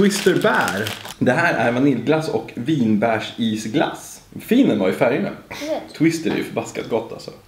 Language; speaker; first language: Swedish; native; Swedish